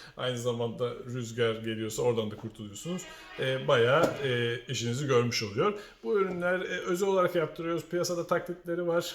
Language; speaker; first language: Turkish; native; Turkish